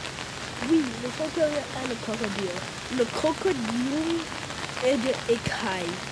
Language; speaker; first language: French; non-native, learner; English